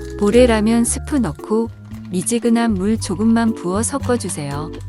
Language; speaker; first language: Korean; native; Korean